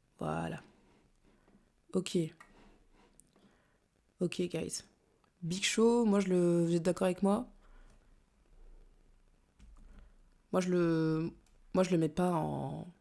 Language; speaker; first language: French; native; French